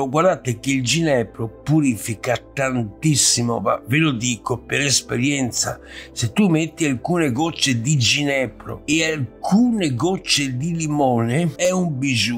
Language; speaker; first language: Italian; native; Italian